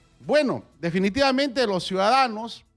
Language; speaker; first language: Spanish; native; Spanish